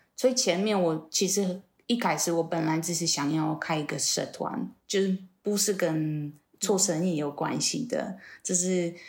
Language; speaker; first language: Chinese; non-native, fluent; Polish